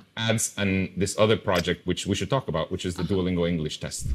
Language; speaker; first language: English; non-native, fluent; Spanish